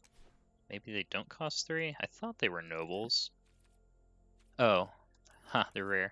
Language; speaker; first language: English; native; English